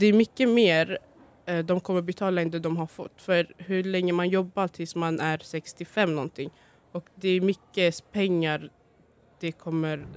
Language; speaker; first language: Swedish; early bilingual, other home language; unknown